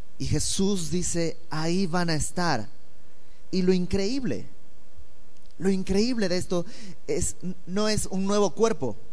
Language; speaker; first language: Spanish; native; Spanish